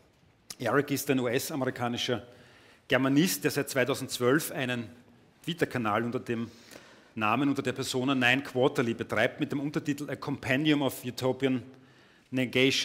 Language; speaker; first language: German; native; German